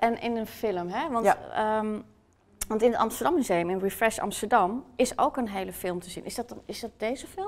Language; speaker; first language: Dutch; native; Dutch